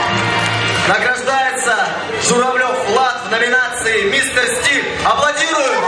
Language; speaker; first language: Russian; native; Russian